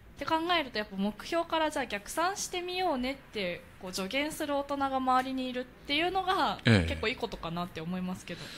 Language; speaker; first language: Japanese; native; Japanese